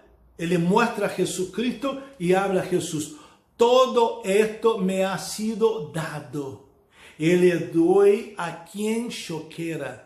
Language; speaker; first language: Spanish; non-native, fluent; Portuguese